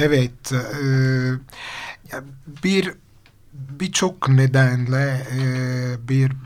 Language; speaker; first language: Turkish; non-native, fluent; Italian